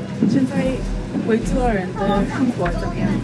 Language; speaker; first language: Chinese; non-native, fluent; English